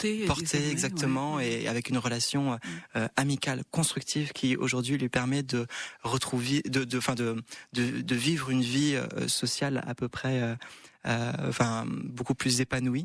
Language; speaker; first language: French; native; French